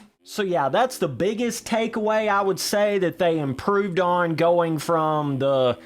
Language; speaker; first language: English; native; English